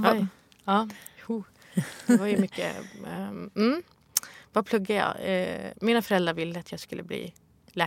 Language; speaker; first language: Swedish; early bilingual, other home language; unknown